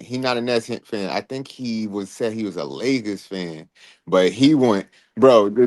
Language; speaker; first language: English; native; English